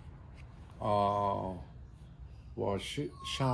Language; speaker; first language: Chinese; non-native, learner; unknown